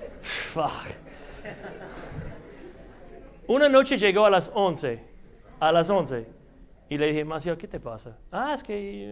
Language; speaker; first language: Spanish; non-native, fluent; English